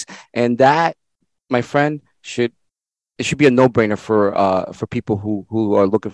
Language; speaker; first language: English; non-native, fluent; Spanish